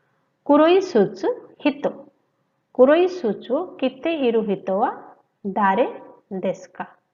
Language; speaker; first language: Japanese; non-native, fluent; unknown